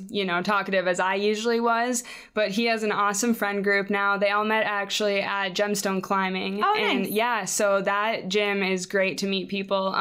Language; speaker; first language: English; native; English